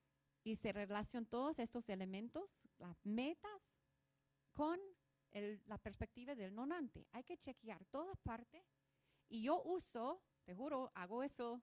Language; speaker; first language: Spanish; non-native, fluent; English